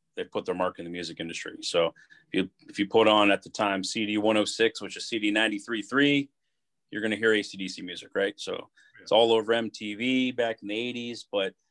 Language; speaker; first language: English; native; English